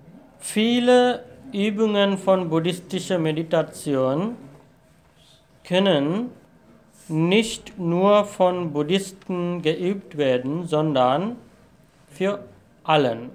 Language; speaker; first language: German; non-native, fluent; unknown